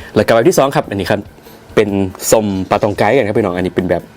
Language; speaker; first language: Thai; native; Thai